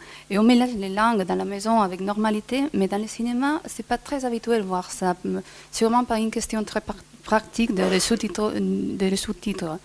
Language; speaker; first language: French; non-native, fluent; Spanish